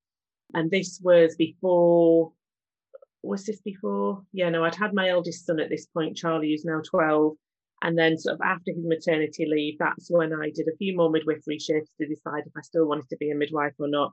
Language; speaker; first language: English; native; English